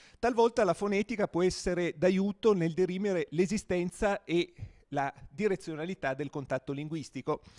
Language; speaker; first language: Italian; native; Italian